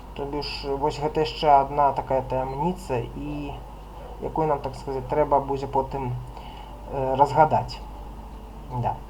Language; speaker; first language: Belarusian; non-native, local second language; Russian